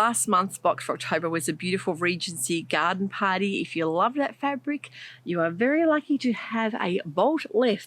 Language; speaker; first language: English; native; English